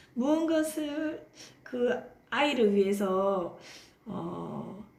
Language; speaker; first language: Korean; native; Korean